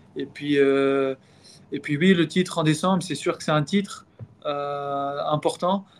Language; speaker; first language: French; non-native, local second language; Arabic